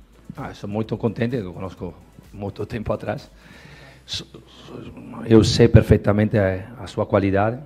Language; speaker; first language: Portuguese; non-native, fluent; Spanish